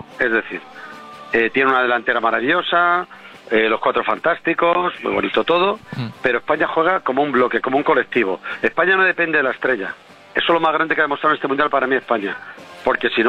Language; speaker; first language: Spanish; native; Spanish